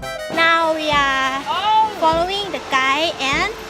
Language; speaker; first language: English; non-native, learner; Thai